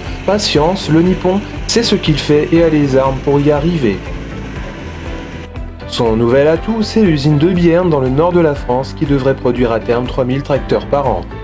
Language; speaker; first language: French; native; French